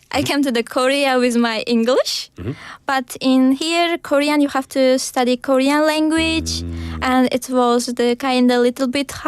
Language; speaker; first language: English; non-native, learner; Uzbek